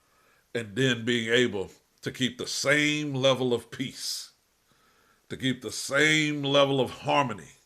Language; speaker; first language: English; native; English